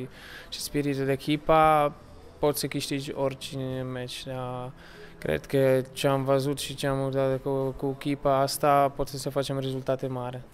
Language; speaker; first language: Romanian; non-native, learner; Slovak